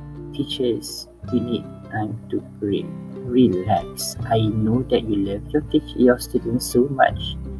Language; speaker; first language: English; non-native, local second language; Malay